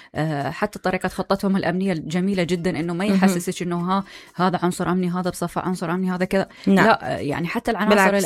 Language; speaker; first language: Arabic; native; Arabic